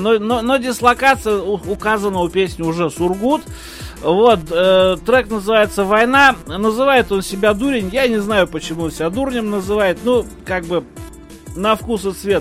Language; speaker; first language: Russian; native; Russian